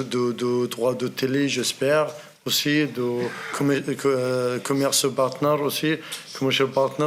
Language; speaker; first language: French; non-native, learner; Arabic